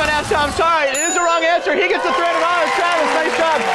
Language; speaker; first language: English; native; English